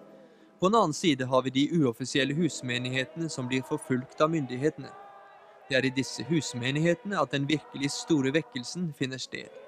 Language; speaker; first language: Norwegian; native; Norwegian